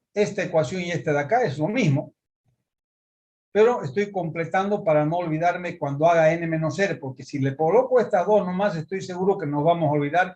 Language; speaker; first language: Spanish; native; Spanish